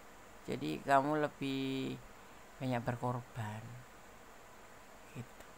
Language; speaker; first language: Indonesian; native; Indonesian